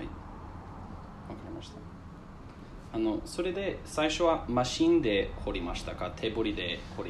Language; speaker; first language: Japanese; non-native, learner; English